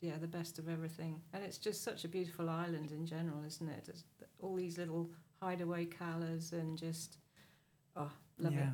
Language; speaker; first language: English; native; English